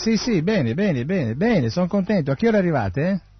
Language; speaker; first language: Italian; native; Italian